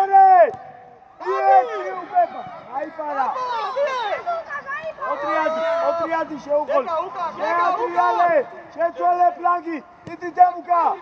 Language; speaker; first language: Georgian; native; Georgian